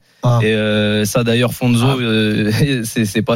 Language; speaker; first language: French; native; French